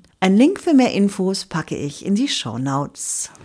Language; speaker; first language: German; native; German